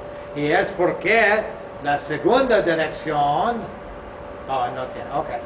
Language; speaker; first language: Spanish; non-native, fluent; English